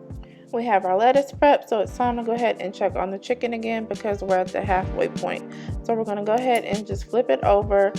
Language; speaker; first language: English; native; English